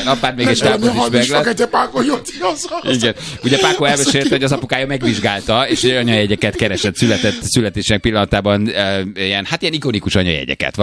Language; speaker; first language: Hungarian; native; Hungarian